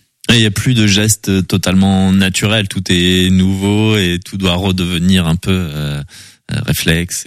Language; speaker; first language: French; native; French